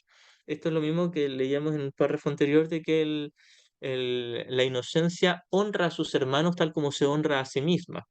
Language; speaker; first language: Spanish; native; Spanish